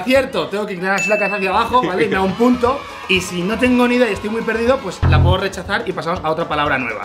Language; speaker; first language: Spanish; native; Spanish